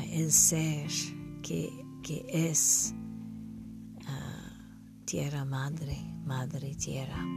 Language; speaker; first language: Spanish; non-native, learner; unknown